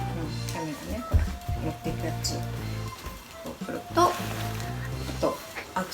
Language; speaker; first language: Japanese; native; Japanese